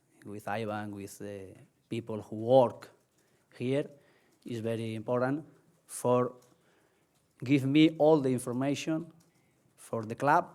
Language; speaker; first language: English; non-native, learner; Spanish